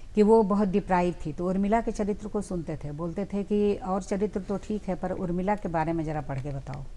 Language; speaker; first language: Hindi; native; Hindi